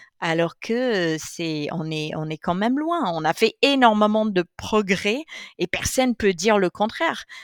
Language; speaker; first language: French; non-native, fluent; English